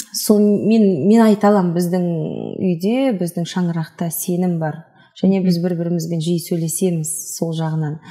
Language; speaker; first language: Kazakh; non-native, local second language; Russian